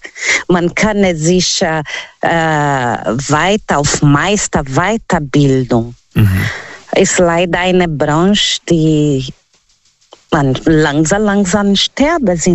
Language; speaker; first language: German; non-native, fluent; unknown